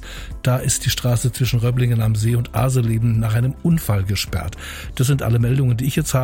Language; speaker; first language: German; native; German